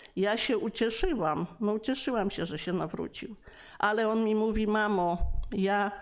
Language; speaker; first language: Polish; native; Polish